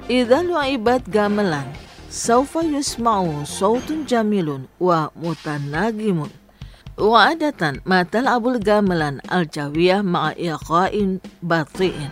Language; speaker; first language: Arabic; non-native, fluent; Indonesian